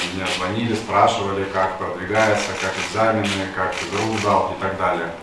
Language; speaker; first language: Russian; native; Russian